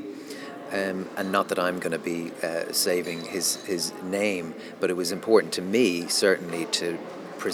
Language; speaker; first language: English; native; English